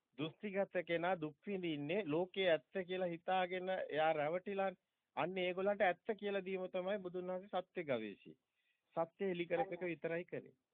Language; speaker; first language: Sinhala; native; Sinhala